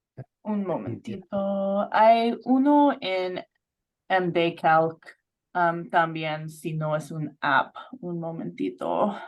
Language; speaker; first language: Spanish; non-native, fluent; English